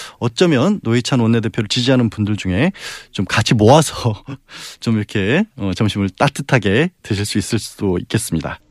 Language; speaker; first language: Korean; native; Korean